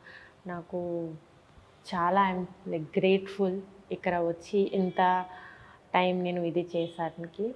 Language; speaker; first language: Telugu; non-native, fluent; Bangla